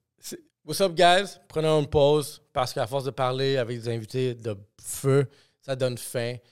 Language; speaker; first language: French; native; French